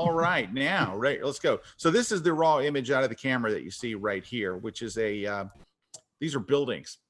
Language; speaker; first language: English; native; English